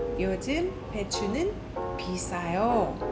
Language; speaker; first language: Korean; non-native, fluent; Thai